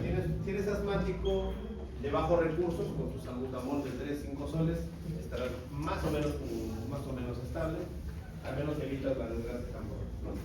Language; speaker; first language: Spanish; native; Spanish